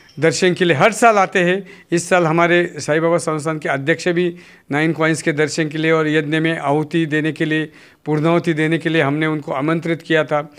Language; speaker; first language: Hindi; non-native, local second language; Marathi